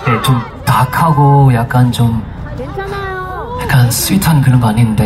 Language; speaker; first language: Korean; non-native, fluent; English